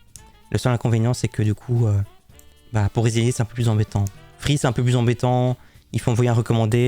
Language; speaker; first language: French; native; French